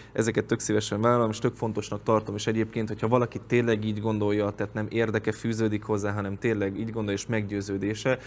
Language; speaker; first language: Hungarian; native; Hungarian